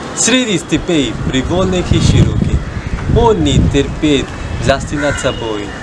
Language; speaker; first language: Russian; non-native, learner; Tamil